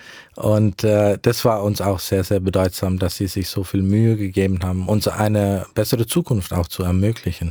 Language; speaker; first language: German; early bilingual, heritage; German